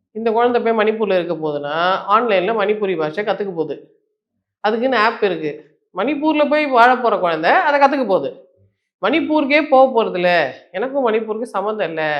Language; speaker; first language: Tamil; native; Tamil